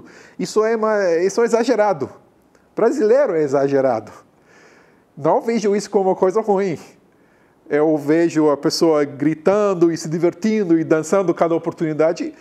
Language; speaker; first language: Portuguese; non-native, fluent; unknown